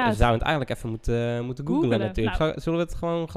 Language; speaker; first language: Dutch; native; Dutch